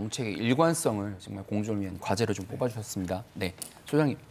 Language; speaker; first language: Korean; native; Korean